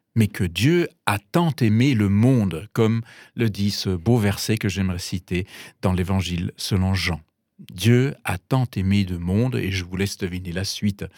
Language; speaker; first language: French; non-native, fluent; German